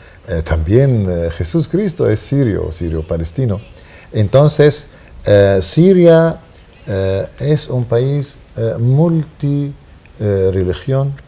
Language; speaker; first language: Spanish; non-native, fluent; Arabic